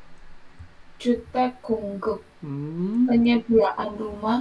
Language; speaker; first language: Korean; non-native, learner; Indonesian